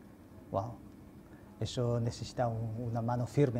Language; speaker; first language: Spanish; non-native, fluent; Chinese